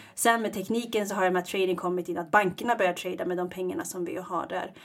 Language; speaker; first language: Swedish; early bilingual, other home language; Tigrinya